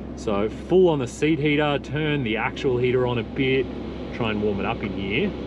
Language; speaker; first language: English; native; English